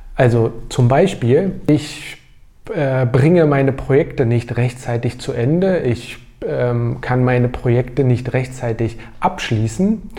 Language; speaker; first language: German; native; German